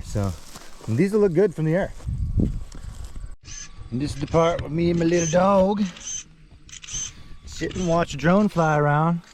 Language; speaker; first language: English; native; English